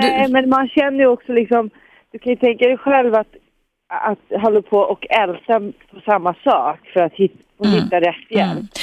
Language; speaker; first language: Swedish; native; Swedish